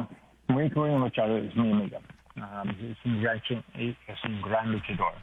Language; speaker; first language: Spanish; non-native, learner; English